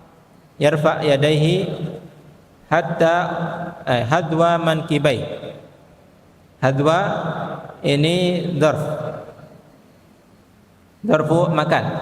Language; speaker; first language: Arabic; non-native, fluent; Indonesian